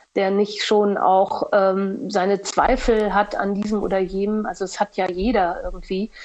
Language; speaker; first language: German; non-native, fluent; Portuguese